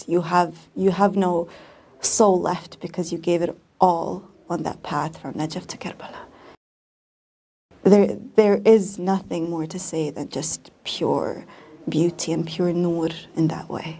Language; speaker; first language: English; non-native, fluent; Bosnian